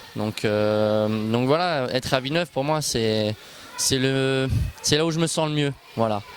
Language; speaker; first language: French; early bilingual, other home language; Bosnian